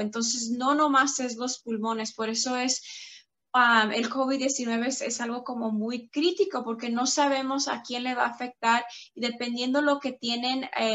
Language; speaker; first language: Spanish; early bilingual, heritage; Spanish